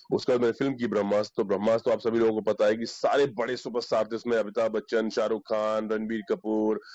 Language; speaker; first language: Hindi; native; Hindi